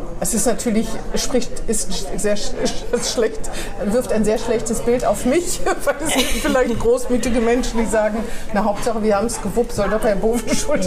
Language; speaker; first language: German; native; German